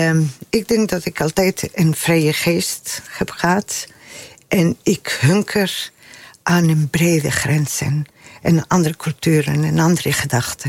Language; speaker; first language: Dutch; non-native, fluent; Spanish